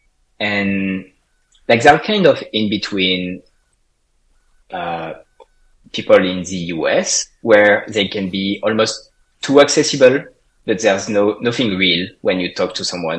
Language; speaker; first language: English; non-native, fluent; French